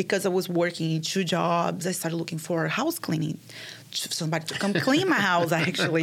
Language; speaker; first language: English; non-native, fluent; Portuguese